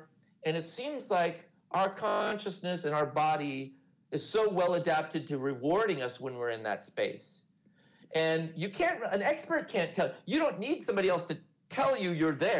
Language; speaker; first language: English; native; English